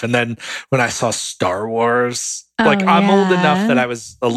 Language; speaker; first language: English; native; English